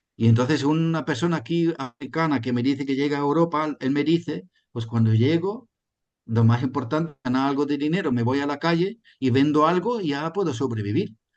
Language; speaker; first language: Spanish; non-native, fluent; German